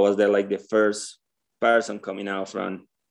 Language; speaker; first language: English; non-native, learner; Spanish